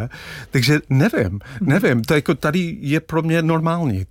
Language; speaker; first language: Czech; non-native, fluent; English